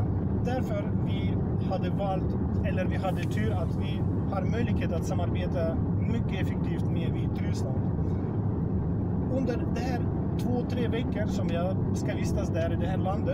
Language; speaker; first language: Swedish; non-native, fluent; Russian